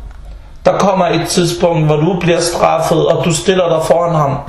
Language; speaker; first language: Danish; early bilingual, other home language; Arabic